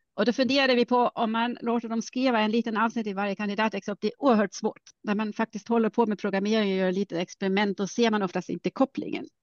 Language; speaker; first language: Swedish; non-native, fluent; German